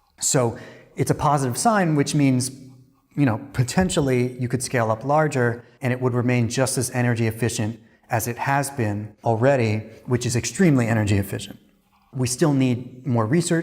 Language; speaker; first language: English; native; English